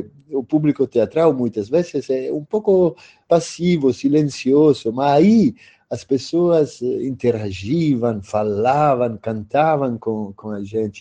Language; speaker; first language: Portuguese; non-native, fluent; Italian